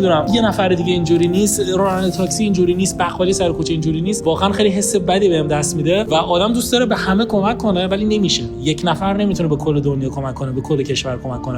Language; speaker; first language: Persian; native; Persian